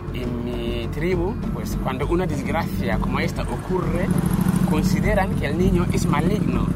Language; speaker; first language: Spanish; non-native, fluent; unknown